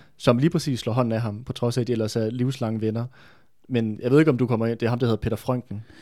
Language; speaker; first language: Danish; native; Danish